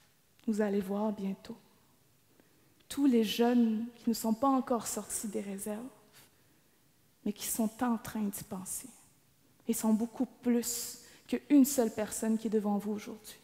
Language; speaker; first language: French; native; French